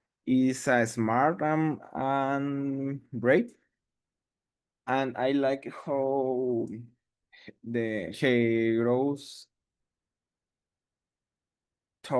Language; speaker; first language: English; non-native, learner; Spanish